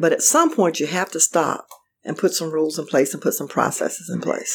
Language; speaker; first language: English; native; English